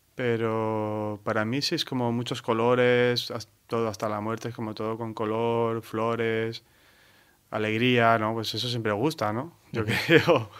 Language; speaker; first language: Spanish; native; Spanish